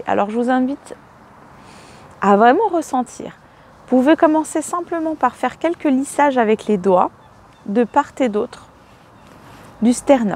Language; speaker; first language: French; native; French